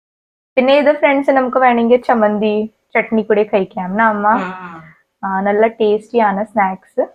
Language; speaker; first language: Malayalam; non-native, learner; Hindi